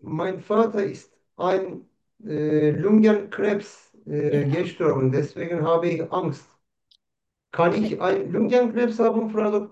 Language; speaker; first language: German; non-native, learner; Turkish